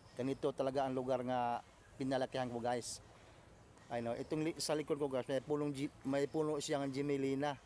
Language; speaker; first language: Filipino; non-native, local second language; Hiligaynon